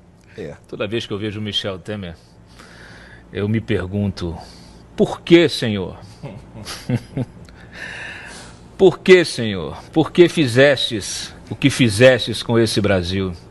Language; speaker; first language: Portuguese; native; Portuguese